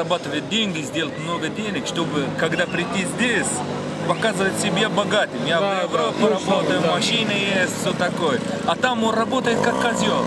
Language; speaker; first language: Russian; non-native, fluent; Arabic